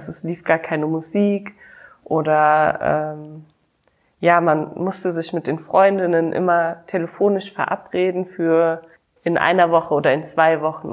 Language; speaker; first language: German; native; German